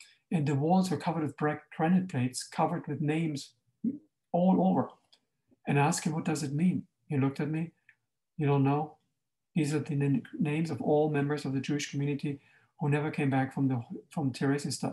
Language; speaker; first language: English; non-native, fluent; German